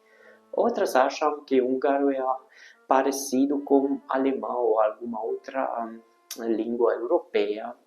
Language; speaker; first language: Portuguese; non-native, fluent; Hungarian